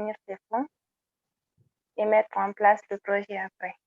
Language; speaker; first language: French; non-native, local second language; Fula